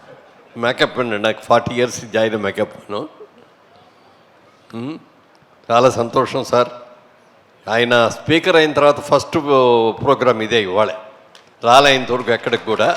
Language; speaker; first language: Telugu; native; Telugu